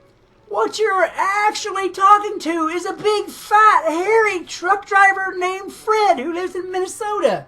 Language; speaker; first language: English; native; English